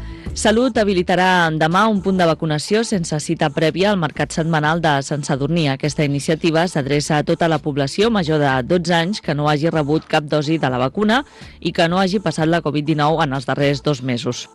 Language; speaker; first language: Catalan; native; Catalan